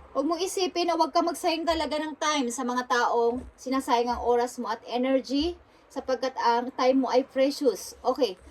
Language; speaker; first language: Filipino; non-native, local second language; Bikol